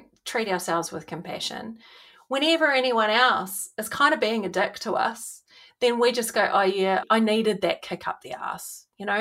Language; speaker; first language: English; native; English